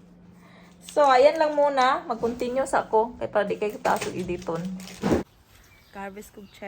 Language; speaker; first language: Filipino; non-native, local second language; Cebuano